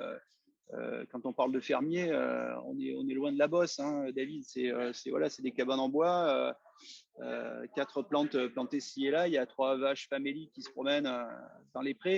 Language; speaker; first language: French; native; French